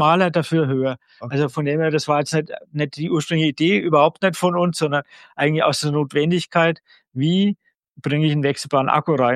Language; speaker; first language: German; native; German